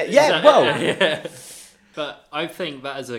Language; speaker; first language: English; native; English